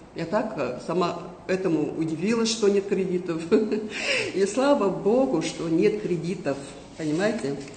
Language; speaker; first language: Russian; non-native, local second language; Kazakh